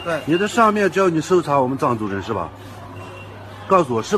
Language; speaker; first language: Chinese; non-native, local second language; Tibetan